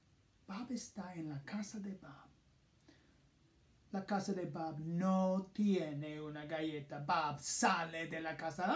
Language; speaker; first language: Spanish; non-native, fluent; English